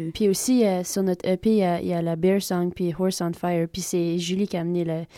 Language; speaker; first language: French; native; French